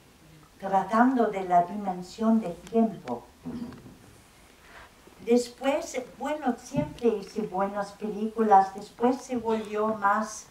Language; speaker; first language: Spanish; non-native, fluent; German